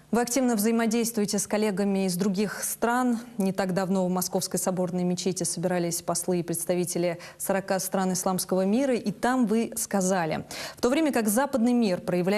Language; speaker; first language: Russian; native; Russian